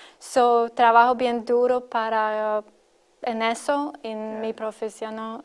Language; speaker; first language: Spanish; non-native, learner; Latvian